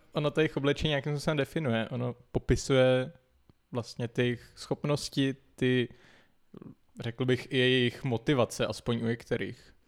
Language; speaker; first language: Czech; native; Czech